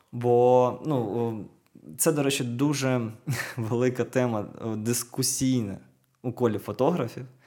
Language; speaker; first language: Ukrainian; non-native, local second language; Russian